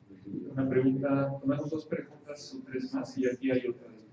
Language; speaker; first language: Spanish; native; Spanish